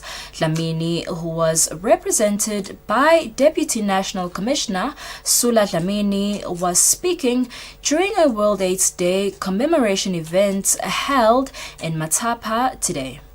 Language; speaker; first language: English; non-native, local second language; Swati